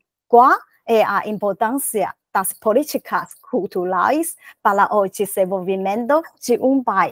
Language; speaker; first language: Portuguese; non-native, learner; Chinese